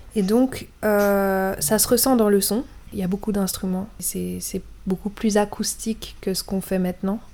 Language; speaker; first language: French; native; French